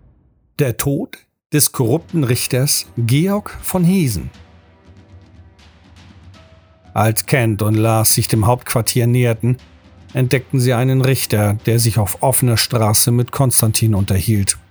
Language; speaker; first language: German; native; German